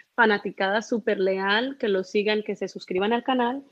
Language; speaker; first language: Spanish; early bilingual, heritage; Spanish